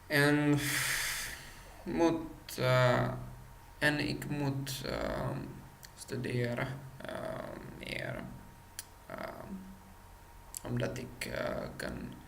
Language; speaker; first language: Dutch; non-native, learner; Czech